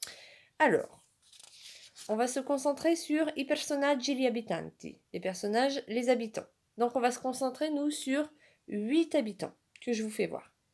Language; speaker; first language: French; native; French